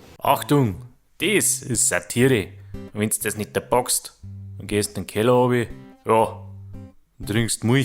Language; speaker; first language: German; native; German